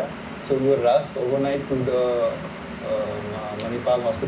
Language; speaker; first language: English; non-native, local second language; Assamese